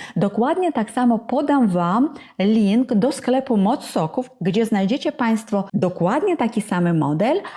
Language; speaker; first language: Polish; non-native, fluent; Ukrainian